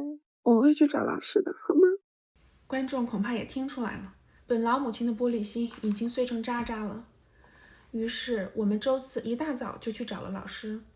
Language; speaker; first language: Chinese; native; Chinese